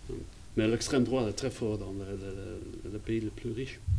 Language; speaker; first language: French; non-native, fluent; Dutch